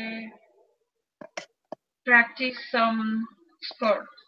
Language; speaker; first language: English; non-native, learner; Spanish